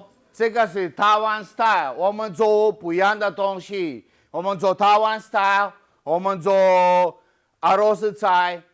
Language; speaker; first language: Chinese; non-native, learner; Russian